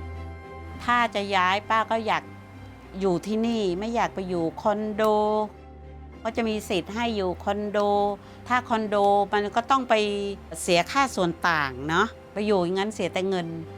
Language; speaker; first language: Thai; native; Thai